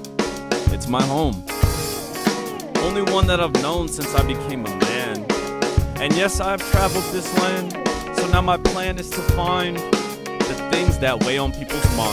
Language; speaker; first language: English; native; English